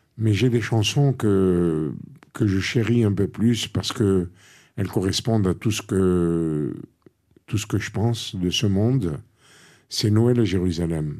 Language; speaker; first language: French; non-native, local second language; Arabic